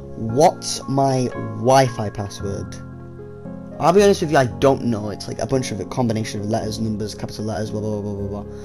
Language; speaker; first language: English; native; English